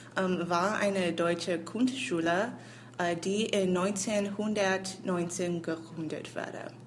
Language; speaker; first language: German; non-native, learner; English